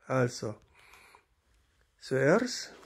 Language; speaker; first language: German; non-native, learner; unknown